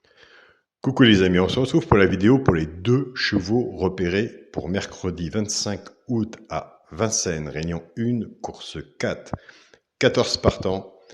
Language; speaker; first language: French; native; French